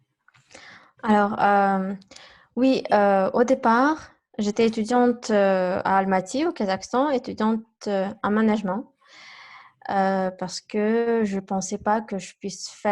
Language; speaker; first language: French; non-native, fluent; Kazakh